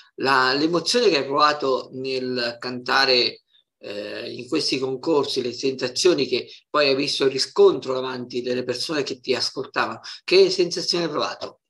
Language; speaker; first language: Italian; native; Italian